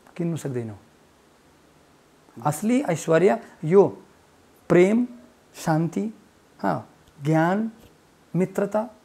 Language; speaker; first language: Nepali; non-native, fluent; Russian